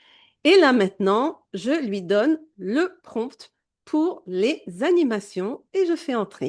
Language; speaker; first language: French; native; French